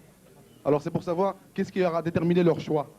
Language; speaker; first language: French; native; French